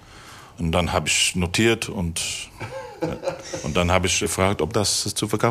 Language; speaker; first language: German; non-native, fluent; English